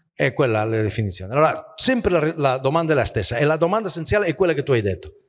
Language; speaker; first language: Italian; non-native, fluent; Spanish